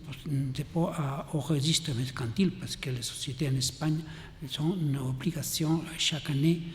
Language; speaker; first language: French; non-native, learner; Catalan